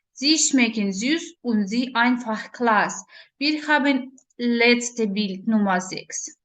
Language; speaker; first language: German; non-native, learner; Ukrainian